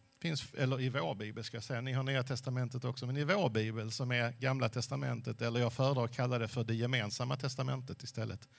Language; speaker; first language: Swedish; early bilingual, other home language; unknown